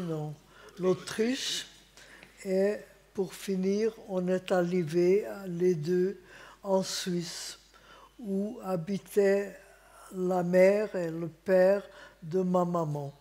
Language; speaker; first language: French; non-native, fluent; Hungarian